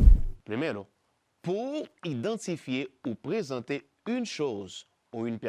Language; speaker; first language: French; non-native, fluent; Spanish